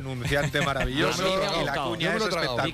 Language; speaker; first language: Spanish; native; Spanish